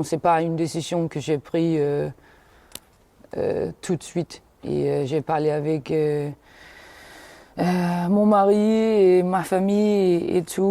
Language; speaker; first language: French; non-native, fluent; German